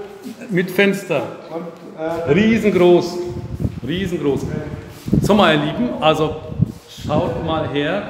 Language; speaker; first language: German; early bilingual, other home language; Turkish